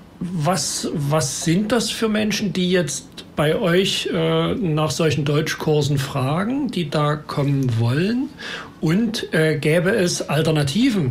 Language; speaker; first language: German; native; German